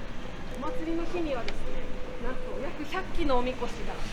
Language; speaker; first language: Japanese; native; Japanese